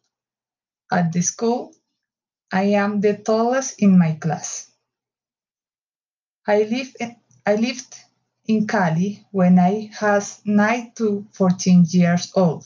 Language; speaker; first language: English; non-native, learner; Spanish